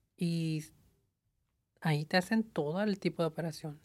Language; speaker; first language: Spanish; early bilingual, heritage; Spanish